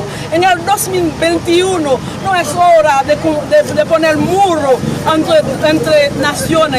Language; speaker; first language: Spanish; non-native, local second language; Haitian Creole